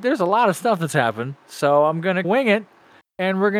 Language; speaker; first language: English; native; English